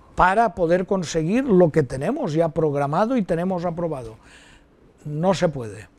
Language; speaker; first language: Spanish; native; Spanish